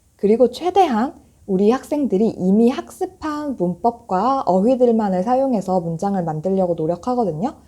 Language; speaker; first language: Korean; native; Korean